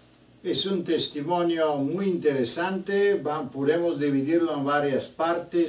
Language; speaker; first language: Spanish; non-native, fluent; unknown